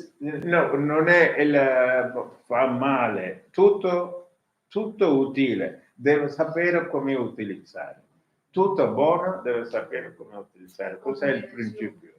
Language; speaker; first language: Italian; non-native, learner; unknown